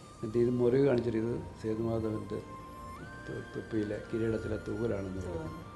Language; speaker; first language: Malayalam; native; Malayalam